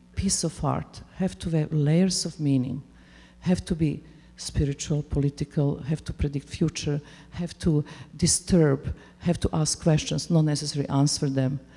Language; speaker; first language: English; non-native, fluent; Serbian